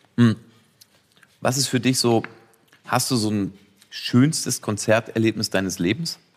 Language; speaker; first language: German; native; German